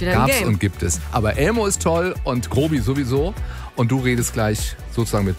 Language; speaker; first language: German; native; German